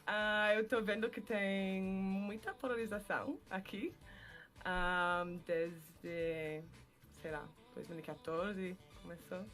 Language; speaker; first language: Portuguese; non-native, fluent; English